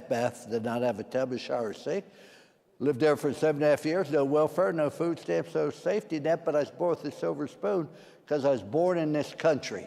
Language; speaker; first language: English; native; English